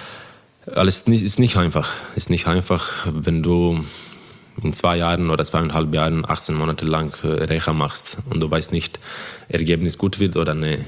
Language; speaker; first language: German; non-native, fluent; Croatian